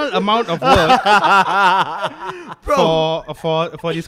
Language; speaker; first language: English; non-native, local second language; Tamil